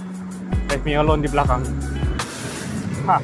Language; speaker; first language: English; non-native, local second language; Malay